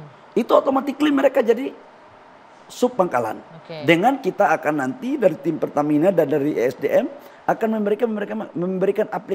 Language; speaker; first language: Indonesian; native; Indonesian